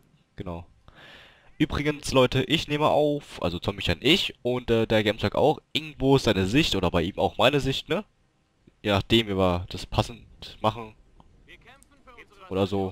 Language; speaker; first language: German; native; German